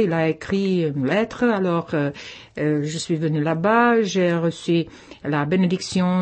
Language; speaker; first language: French; non-native, fluent; Czech